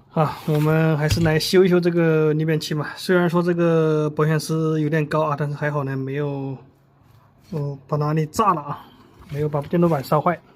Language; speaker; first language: Chinese; native; Chinese